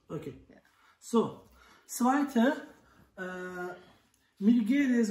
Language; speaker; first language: German; non-native, learner; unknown